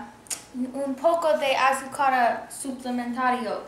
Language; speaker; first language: Spanish; non-native, learner; English